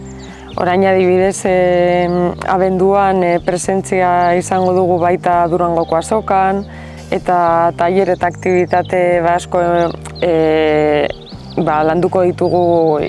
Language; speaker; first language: Basque; non-native, local second language; Spanish